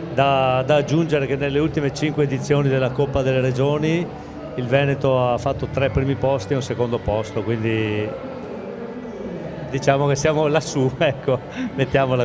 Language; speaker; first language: Italian; native; Italian